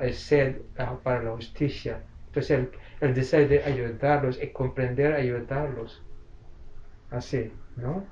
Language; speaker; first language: Spanish; non-native, fluent; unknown